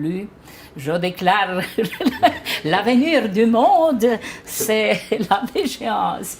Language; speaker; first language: French; non-native, fluent; Romanian